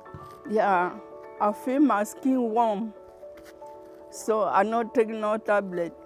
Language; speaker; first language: English; non-native, learner; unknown